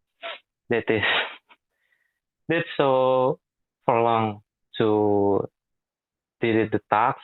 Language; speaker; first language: English; non-native, learner; Indonesian